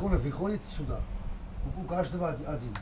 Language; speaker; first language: Russian; non-native, local second language; Armenian